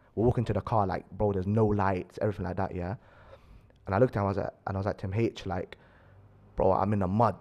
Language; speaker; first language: English; native; English